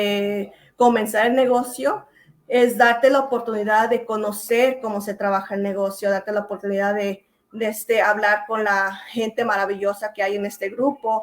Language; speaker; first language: Spanish; early bilingual, heritage; Spanish